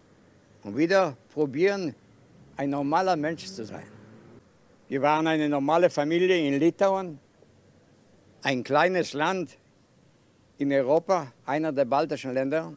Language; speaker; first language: German; non-native, fluent; Yiddish